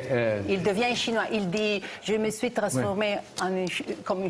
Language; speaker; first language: French; non-native, fluent; Italian